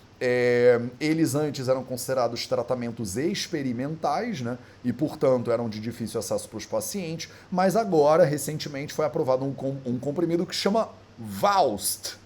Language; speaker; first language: Portuguese; native; Portuguese